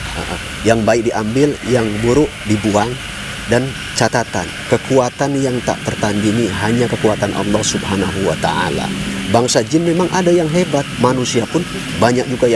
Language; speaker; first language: Indonesian; native; Indonesian